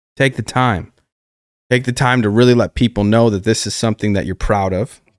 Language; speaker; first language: English; native; English